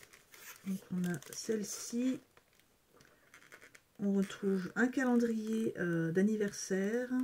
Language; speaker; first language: French; native; French